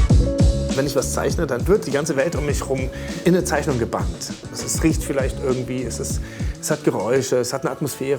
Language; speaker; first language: German; native; German